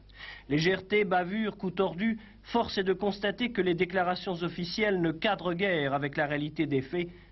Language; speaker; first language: French; native; French